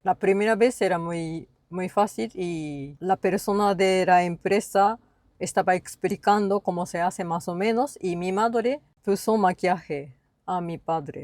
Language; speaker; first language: Spanish; non-native, learner; Japanese